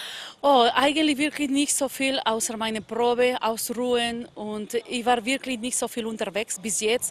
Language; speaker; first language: German; non-native, fluent; Spanish